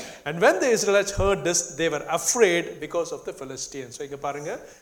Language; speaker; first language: English; non-native, local second language; Tamil